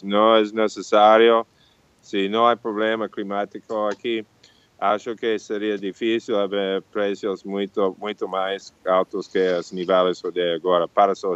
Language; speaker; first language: Portuguese; non-native, fluent; English